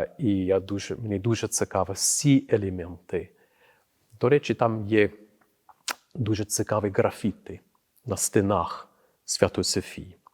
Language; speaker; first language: Ukrainian; non-native, fluent; English